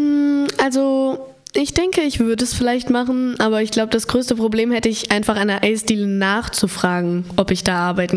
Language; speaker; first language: German; native; German